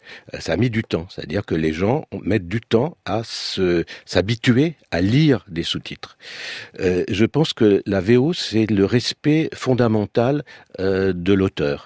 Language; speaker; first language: French; early bilingual, other home language; Romanian